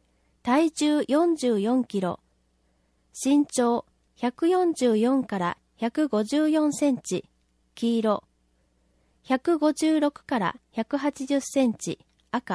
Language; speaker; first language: Japanese; native; Japanese